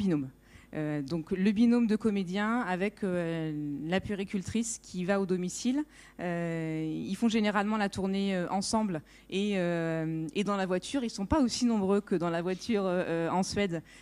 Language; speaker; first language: French; native; French